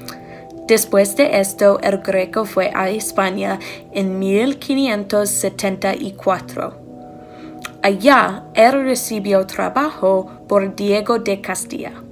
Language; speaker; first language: Spanish; non-native, learner; English